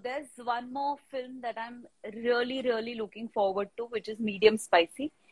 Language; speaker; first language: English; non-native, local second language; Marathi